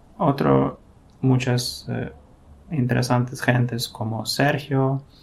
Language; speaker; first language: Spanish; non-native, learner; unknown